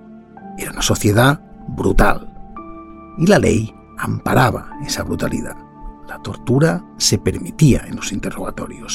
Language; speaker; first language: Spanish; native; Spanish